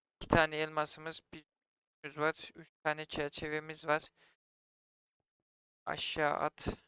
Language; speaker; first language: Turkish; native; Turkish